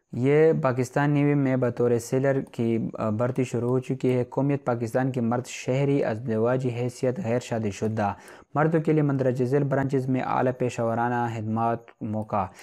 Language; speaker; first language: Urdu; non-native, local second language; Pashto